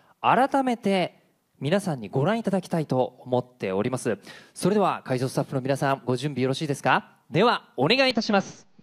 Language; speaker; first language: Japanese; native; Japanese